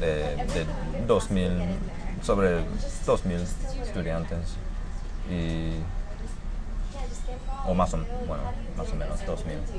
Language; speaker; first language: Spanish; non-native, fluent; English